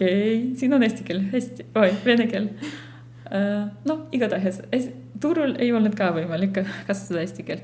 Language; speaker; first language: Estonian; non-native, fluent; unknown